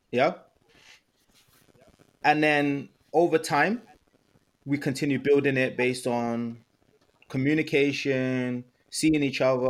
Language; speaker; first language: English; non-native, local second language; Yoruba